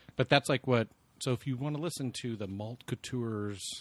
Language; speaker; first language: English; native; English